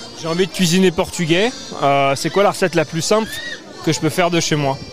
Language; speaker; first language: French; native; French